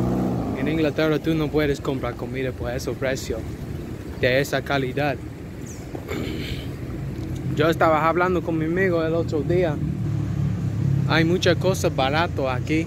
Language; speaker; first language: Spanish; non-native, learner; English